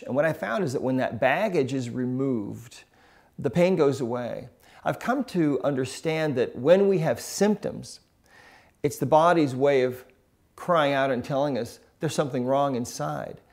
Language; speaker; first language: English; native; English